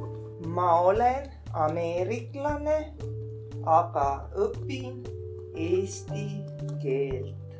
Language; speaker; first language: Estonian; non-native, learner; English